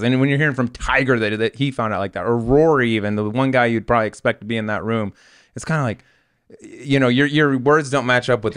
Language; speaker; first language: English; native; English